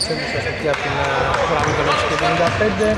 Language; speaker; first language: Greek; native; Greek